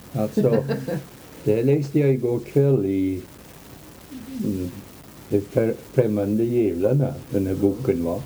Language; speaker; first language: Swedish; early bilingual, heritage; Swedish